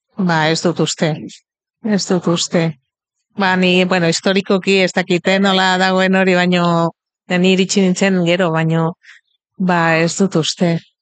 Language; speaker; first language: Basque; non-native, fluent; Catalan